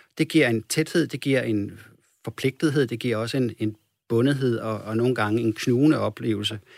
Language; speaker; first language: Danish; native; Danish